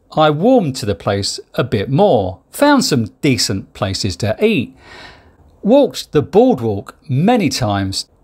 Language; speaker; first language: English; native; English